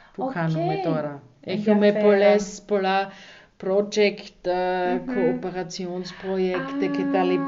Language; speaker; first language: Greek; non-native, learner; German